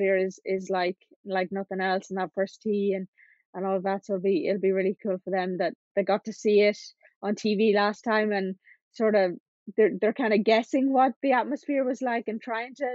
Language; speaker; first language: English; native; English